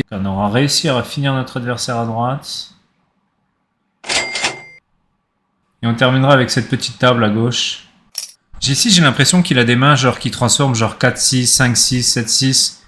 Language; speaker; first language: French; native; French